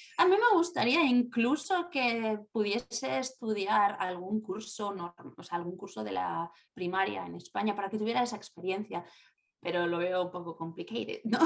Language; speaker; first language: Spanish; native; Spanish